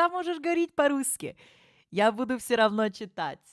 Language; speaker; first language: Russian; early bilingual, heritage; Russian